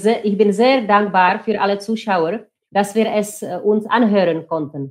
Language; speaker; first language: German; non-native, fluent; Czech